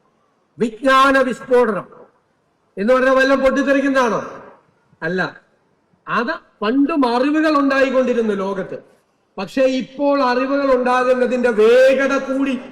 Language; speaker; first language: Malayalam; native; Malayalam